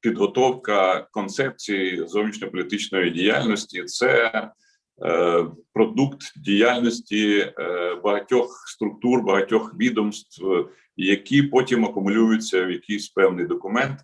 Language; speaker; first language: Ukrainian; native; Ukrainian